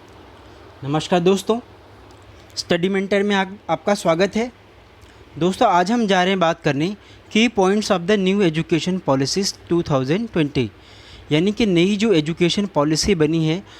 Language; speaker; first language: Hindi; native; Hindi